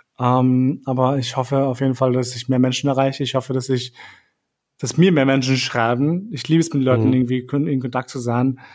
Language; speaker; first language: German; early bilingual, other home language; Albanian